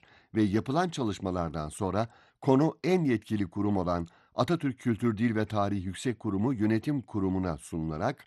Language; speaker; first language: Turkish; native; Turkish